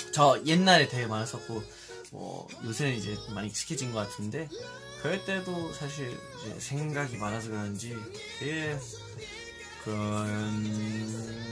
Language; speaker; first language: Korean; early bilingual, heritage; Korean